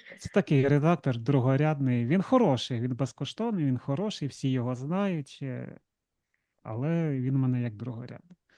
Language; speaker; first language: Ukrainian; non-native, local second language; Russian